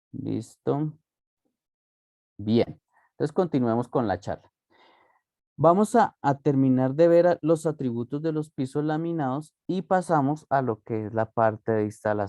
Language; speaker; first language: Spanish; native; Spanish